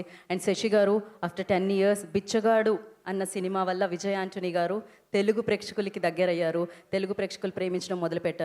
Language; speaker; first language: Telugu; native; Telugu